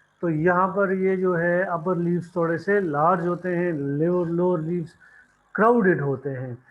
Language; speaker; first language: Urdu; non-native, local second language; Pashto